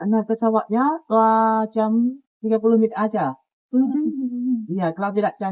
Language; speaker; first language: Indonesian; non-native, learner; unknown